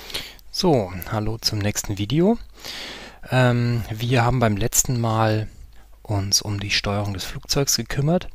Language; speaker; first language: German; native; German